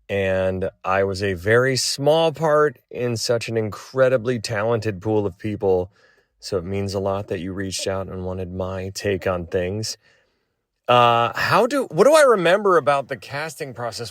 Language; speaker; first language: English; native; English